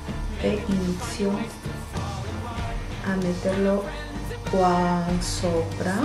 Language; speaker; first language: Italian; non-native, fluent; Spanish